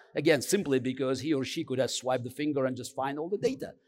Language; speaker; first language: English; non-native, fluent; Azerbaijani